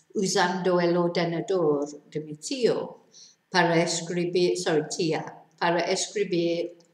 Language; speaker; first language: Spanish; non-native, fluent; English